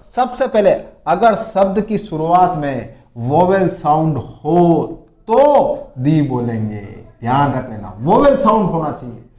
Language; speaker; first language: Hindi; native; Hindi